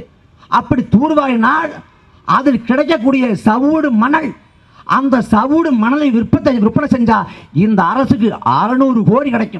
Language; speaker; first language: Tamil; native; Tamil